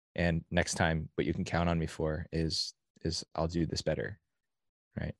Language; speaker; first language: English; native; English